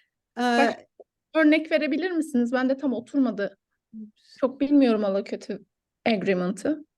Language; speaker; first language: Turkish; native; Turkish